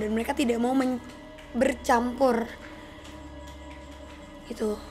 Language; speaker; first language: Indonesian; native; Indonesian